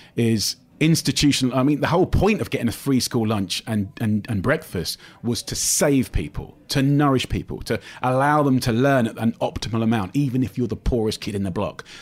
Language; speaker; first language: English; native; English